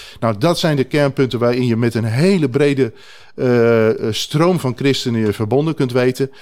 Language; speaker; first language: Dutch; native; Dutch